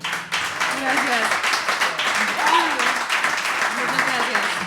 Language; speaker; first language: Spanish; non-native, fluent; English